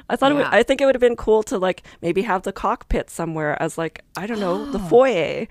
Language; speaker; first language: English; native; English